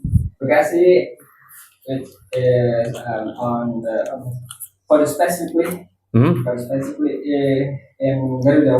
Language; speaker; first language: English; non-native, learner; Indonesian